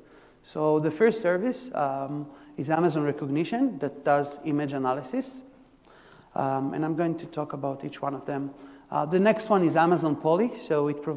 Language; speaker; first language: English; non-native, fluent; Hebrew